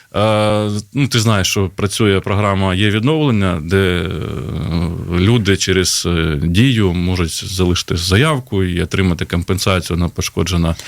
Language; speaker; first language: Ukrainian; native; Ukrainian